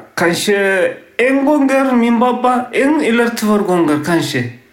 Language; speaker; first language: Swedish; non-native, learner; Tigrinya